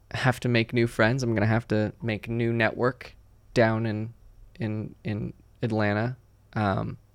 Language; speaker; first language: English; native; English